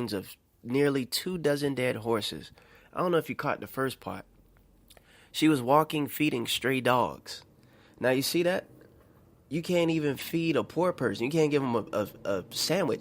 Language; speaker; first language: English; native; English